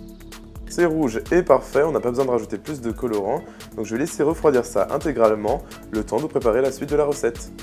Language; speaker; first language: French; native; French